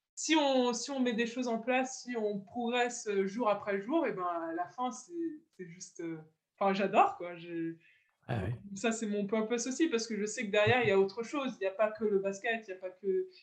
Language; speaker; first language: French; native; French